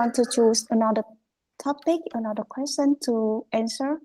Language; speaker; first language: English; non-native, fluent; Vietnamese